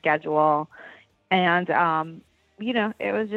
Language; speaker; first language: English; native; English